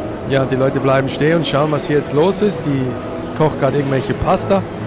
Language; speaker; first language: German; native; German